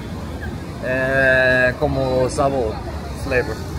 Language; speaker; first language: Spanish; non-native, learner; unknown